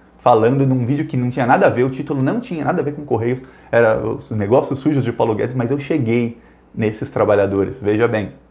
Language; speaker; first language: Portuguese; native; Portuguese